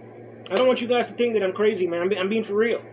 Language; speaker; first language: English; native; English